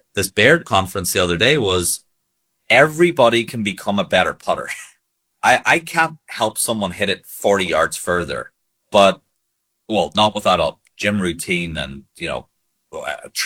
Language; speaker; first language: English; native; English